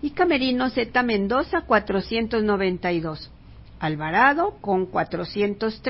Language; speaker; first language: Spanish; native; Spanish